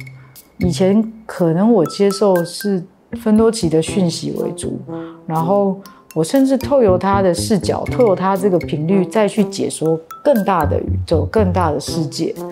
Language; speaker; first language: Chinese; native; Chinese